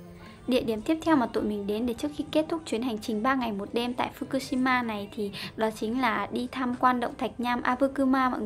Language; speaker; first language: Vietnamese; native; Vietnamese